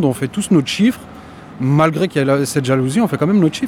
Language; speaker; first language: French; native; French